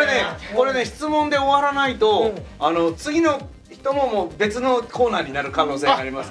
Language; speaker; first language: Japanese; native; Japanese